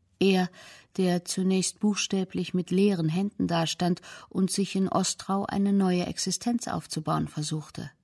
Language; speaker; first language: German; native; German